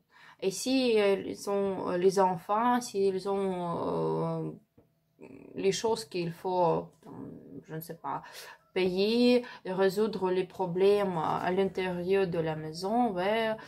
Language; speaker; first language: French; non-native, learner; Ukrainian